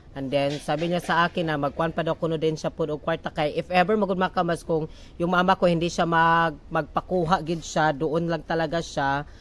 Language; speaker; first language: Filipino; non-native, local second language; Cebuano